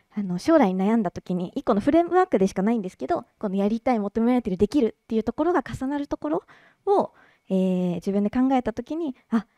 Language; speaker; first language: Japanese; native; Japanese